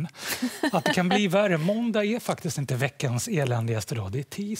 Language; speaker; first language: Swedish; native; Swedish